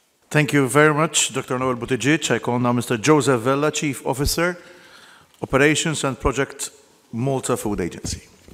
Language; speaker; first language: English; non-native, local second language; Maltese